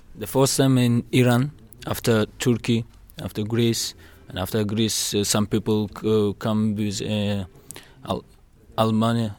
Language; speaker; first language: English; non-native, learner; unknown